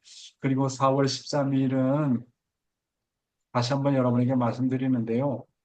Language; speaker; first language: Korean; native; Korean